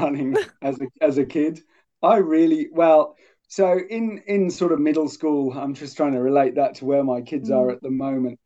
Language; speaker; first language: English; native; English